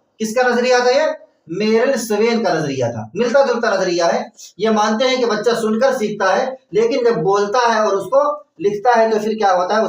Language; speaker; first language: Urdu; native; Urdu